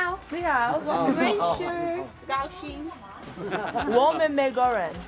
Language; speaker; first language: Chinese; non-native, learner; English